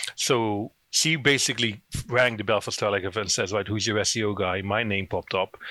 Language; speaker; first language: English; non-native, fluent; Dutch